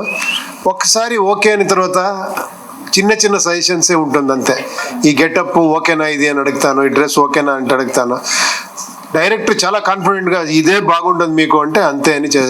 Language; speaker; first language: Telugu; non-native, local second language; Kannada